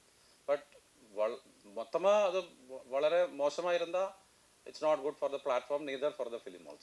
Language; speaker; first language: Tamil; non-native, fluent; Malayalam